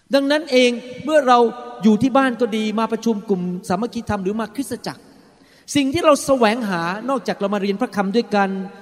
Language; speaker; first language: Thai; early bilingual, heritage; Thai